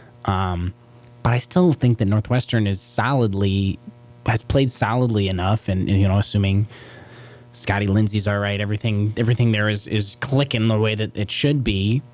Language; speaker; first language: English; native; English